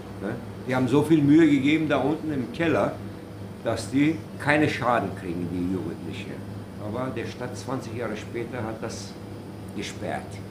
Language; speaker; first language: German; non-native, learner; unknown